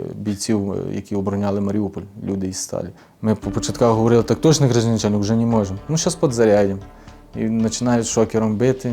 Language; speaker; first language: Ukrainian; native; Ukrainian